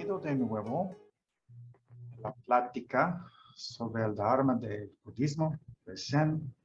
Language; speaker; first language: Spanish; non-native, fluent; English